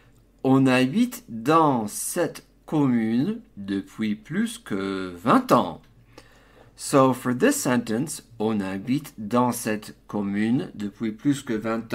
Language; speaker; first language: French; non-native, fluent; English